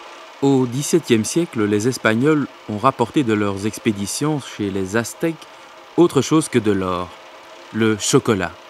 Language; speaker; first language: French; native; French